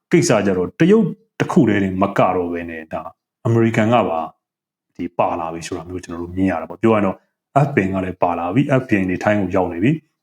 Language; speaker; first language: Burmese; native; Burmese